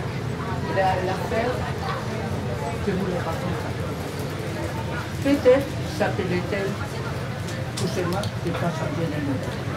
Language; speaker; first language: French; non-native, fluent; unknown